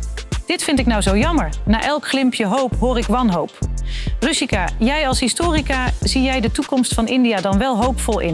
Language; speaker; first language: Dutch; native; Dutch